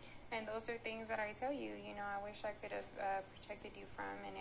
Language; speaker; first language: English; early bilingual, other home language; Spanish